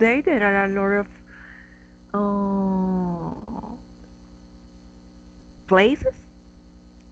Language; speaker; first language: English; non-native, learner; Spanish